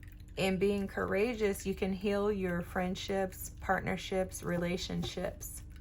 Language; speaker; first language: English; native; English